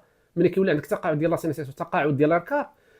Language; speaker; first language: Arabic; native; Arabic